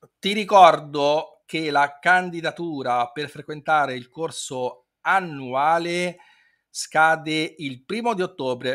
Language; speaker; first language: Italian; native; Italian